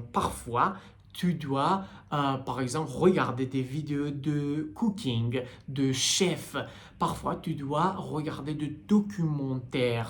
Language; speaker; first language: French; non-native, learner; Persian